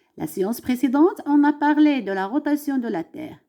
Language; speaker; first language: French; non-native, local second language; Arabic